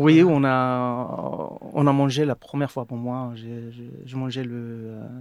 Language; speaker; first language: French; non-native, learner; Arabic